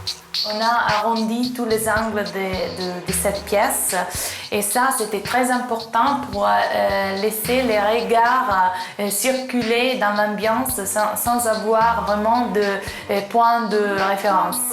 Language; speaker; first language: French; non-native, fluent; Italian